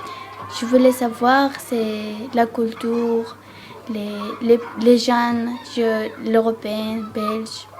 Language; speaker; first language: French; non-native, learner; Georgian